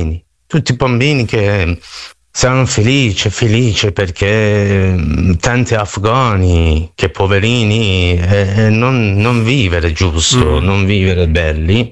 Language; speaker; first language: Italian; non-native, learner; Persian